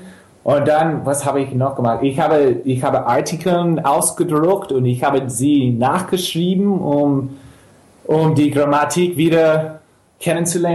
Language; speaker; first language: German; non-native, fluent; English